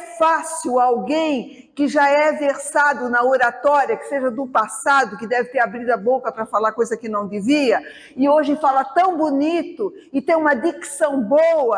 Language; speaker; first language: Portuguese; native; Portuguese